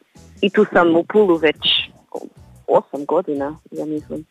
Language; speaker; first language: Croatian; non-native, learner; Portuguese